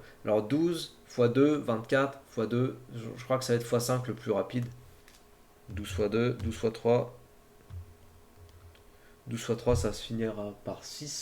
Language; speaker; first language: French; native; French